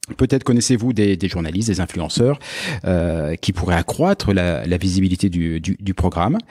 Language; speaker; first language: French; native; French